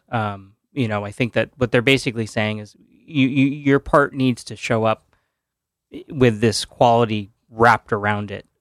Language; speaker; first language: English; native; English